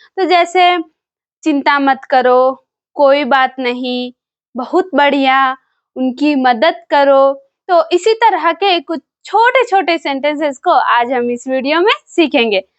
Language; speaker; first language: Hindi; non-native, local second language; Kannada